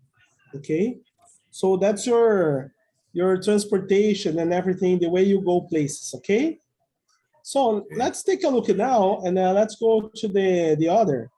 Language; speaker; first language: English; non-native, fluent; Portuguese